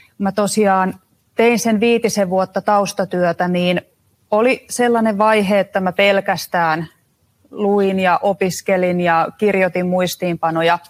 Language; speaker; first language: Finnish; native; Finnish